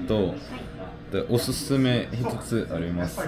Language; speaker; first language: Japanese; non-native, learner; Korean